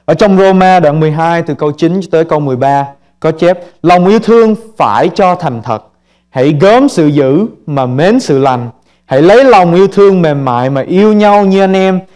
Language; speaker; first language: Vietnamese; early bilingual, heritage; Vietnamese